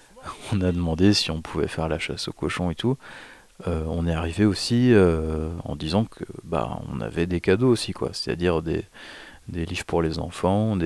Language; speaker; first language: French; native; French